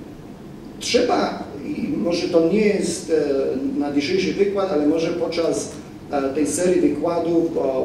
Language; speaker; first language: Polish; non-native, fluent; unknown